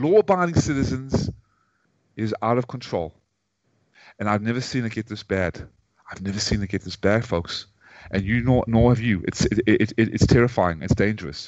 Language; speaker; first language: English; native; English